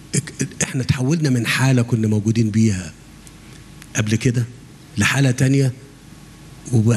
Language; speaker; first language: Arabic; native; Arabic